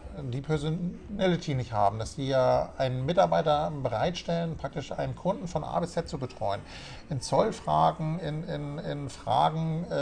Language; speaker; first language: German; native; German